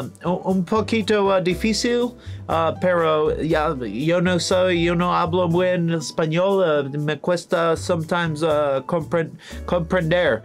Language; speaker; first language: Spanish; non-native, learner; English